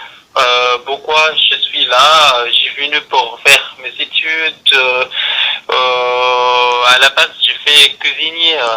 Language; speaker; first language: French; non-native, learner; Arabic